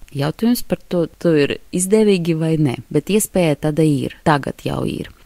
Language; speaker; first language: Latvian; non-native, local second language; Russian